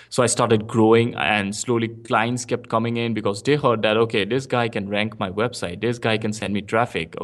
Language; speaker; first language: English; non-native, local second language; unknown